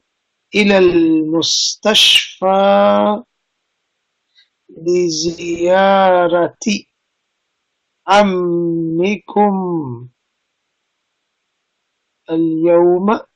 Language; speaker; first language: Arabic; non-native, fluent; English